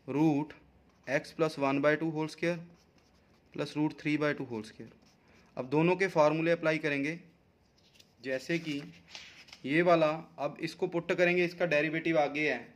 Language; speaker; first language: Hindi; non-native, local second language; Punjabi